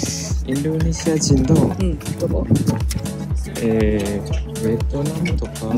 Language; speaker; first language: Japanese; non-native, fluent; Indonesian